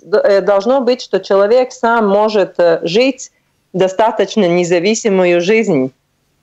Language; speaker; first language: Russian; non-native, local second language; Latvian